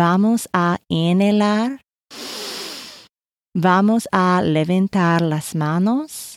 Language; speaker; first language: Spanish; non-native, learner; English